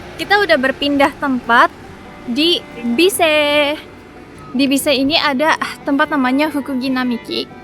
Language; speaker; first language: Indonesian; native; Indonesian